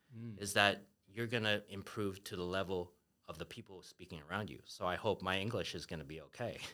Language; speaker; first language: English; native; English